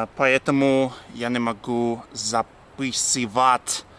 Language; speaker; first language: Russian; non-native, learner; English